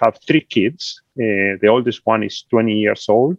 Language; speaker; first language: English; non-native, fluent; Spanish